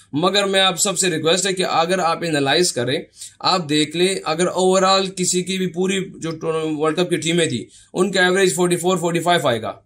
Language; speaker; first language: Urdu; non-native, local second language; Pashto